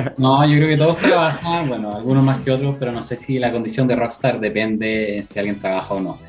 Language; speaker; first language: Spanish; native; Spanish